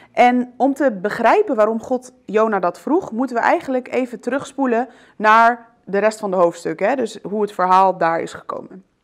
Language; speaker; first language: Dutch; early bilingual, other home language; Arabic